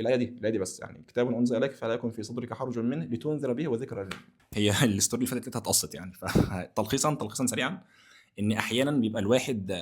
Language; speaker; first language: Arabic; native; Arabic